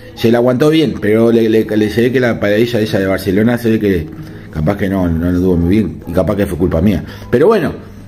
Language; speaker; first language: Spanish; native; Spanish